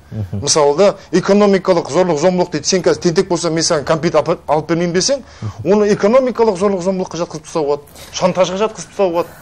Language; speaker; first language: Kazakh; native; Kazakh